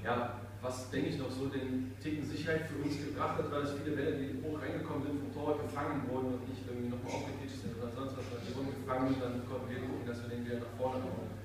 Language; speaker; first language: German; native; German